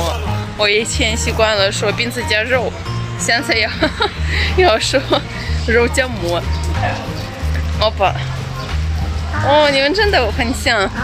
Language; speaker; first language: Chinese; non-native, learner; Russian